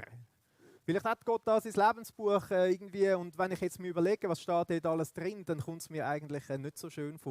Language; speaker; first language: German; native; German